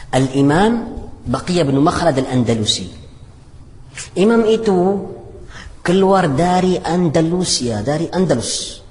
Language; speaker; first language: Indonesian; non-native, fluent; Arabic